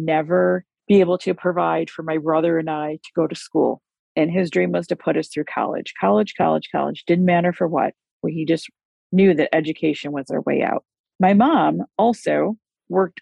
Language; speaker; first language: English; native; English